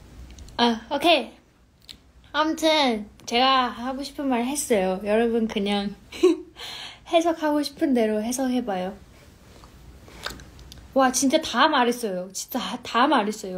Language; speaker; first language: Korean; non-native, fluent; Chinese